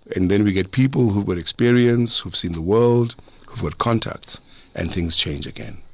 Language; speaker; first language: English; non-native, local second language; Zulu